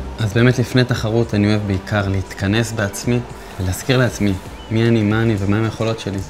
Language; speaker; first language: Hebrew; native; Hebrew